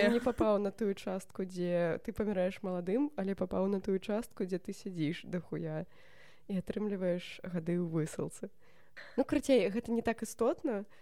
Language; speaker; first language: Belarusian; non-native, local second language; Russian